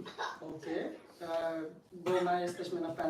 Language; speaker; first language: Polish; non-native, learner; Hindi